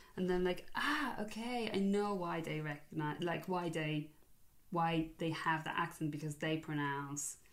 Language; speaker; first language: English; non-native, fluent; Polish